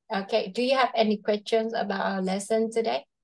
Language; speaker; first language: English; non-native, fluent; Vietnamese